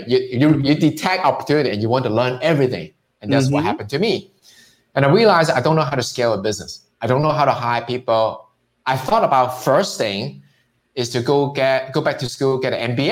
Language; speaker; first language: English; non-native, local second language; Cantonese